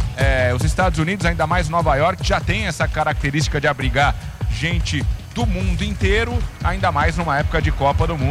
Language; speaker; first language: Portuguese; native; Portuguese